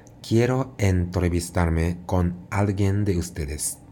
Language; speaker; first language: Spanish; non-native, fluent; Japanese